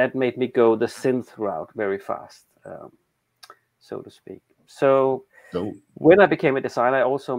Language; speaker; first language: English; non-native, fluent; Danish